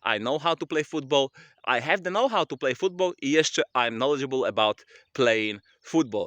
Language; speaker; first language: English; non-native, fluent; Polish